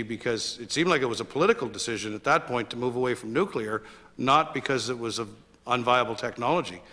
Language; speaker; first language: English; native; English